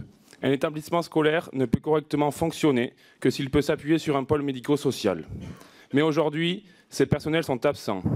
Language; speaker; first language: French; native; French